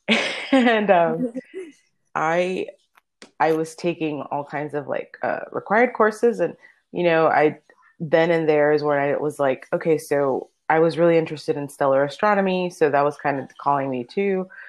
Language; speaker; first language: English; early bilingual, other home language; Spanish